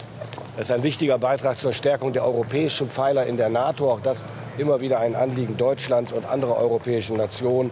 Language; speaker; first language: German; native; German